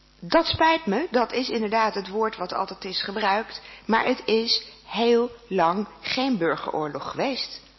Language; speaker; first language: Dutch; native; Dutch